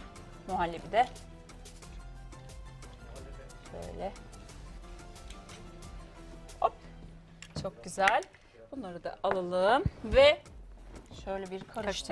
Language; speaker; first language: Turkish; native; Turkish